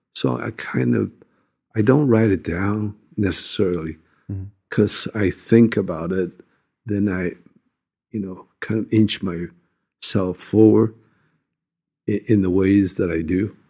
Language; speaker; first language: English; non-native, fluent; Japanese